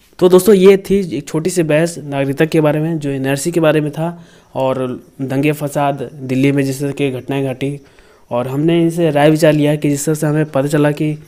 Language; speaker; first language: Hindi; native; Hindi